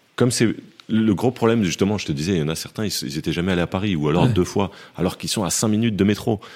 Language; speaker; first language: French; native; French